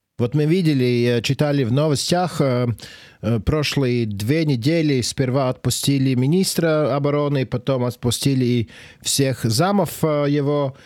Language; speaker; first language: Russian; non-native, local second language; Latvian